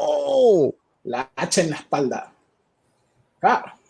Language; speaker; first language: Spanish; non-native, learner; English